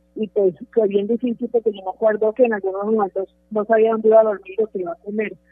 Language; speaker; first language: Spanish; native; Spanish